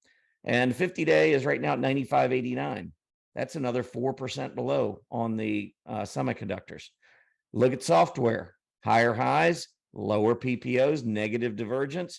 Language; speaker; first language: English; native; English